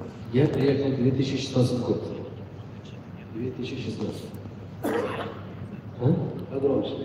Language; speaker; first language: Russian; non-native, learner; Turkish